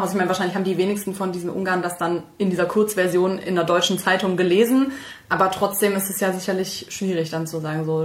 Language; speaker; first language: German; native; German